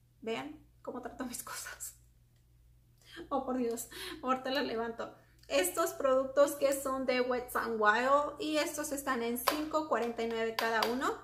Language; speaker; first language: Spanish; native; Spanish